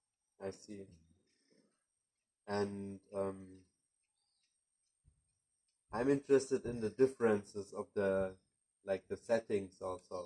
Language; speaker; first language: English; non-native, fluent; German